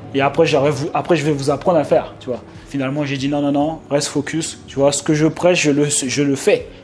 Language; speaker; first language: French; native; French